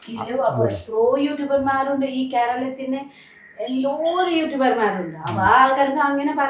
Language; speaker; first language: Malayalam; non-native, learner; Nepali